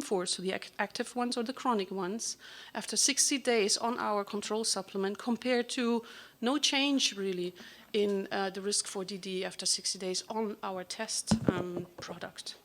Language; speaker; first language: English; non-native, fluent; German